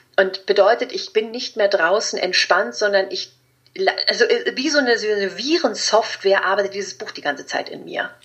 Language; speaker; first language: German; early bilingual, other home language; Spanish